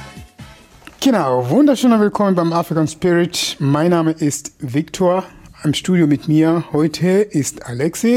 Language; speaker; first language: German; non-native, fluent; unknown